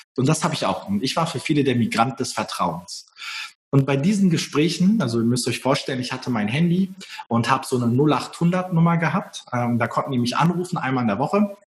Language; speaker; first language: German; early bilingual, other home language; Turkish